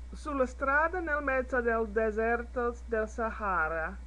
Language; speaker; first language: Italian; non-native, learner; English